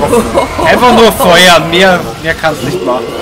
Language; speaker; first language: German; native; German